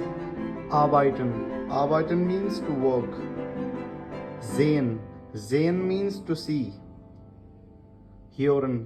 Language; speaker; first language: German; non-native, fluent; Hindi